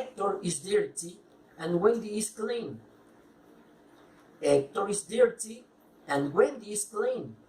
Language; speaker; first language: English; non-native, fluent; Spanish